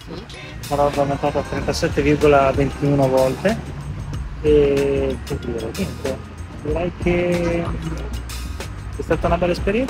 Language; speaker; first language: Italian; native; Italian